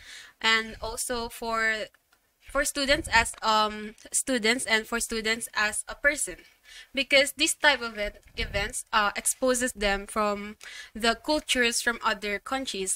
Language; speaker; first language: English; non-native, local second language; Filipino